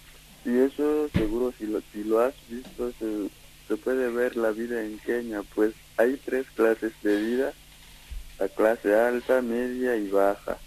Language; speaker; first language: Spanish; non-native, fluent; Kikuyu